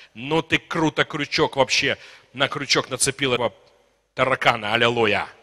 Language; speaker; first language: Russian; non-native, local second language; Ukrainian